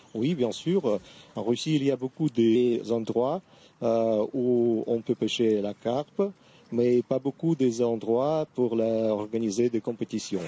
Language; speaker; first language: French; non-native, fluent; Russian